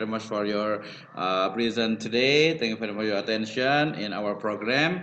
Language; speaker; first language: English; non-native, learner; Indonesian